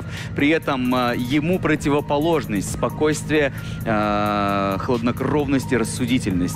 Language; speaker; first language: Russian; native; Russian